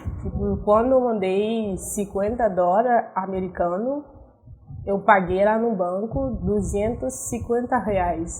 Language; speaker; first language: Portuguese; non-native, learner; Haitian Creole